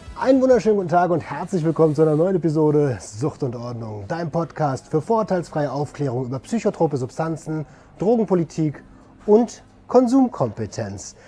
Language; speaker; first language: German; native; German